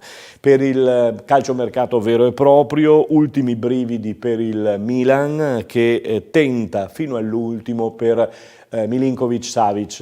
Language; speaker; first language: Italian; native; Italian